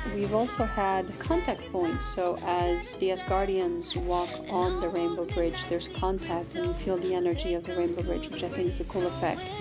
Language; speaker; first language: English; native; English